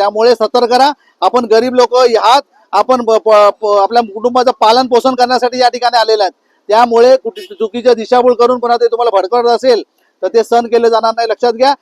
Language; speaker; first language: Marathi; native; Marathi